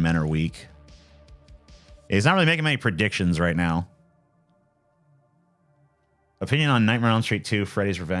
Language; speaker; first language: English; native; English